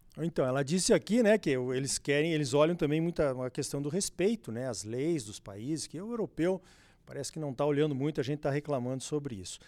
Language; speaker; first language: Portuguese; native; Portuguese